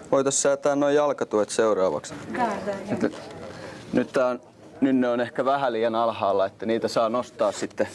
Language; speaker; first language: Finnish; native; Finnish